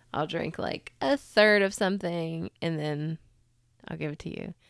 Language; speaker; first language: English; native; English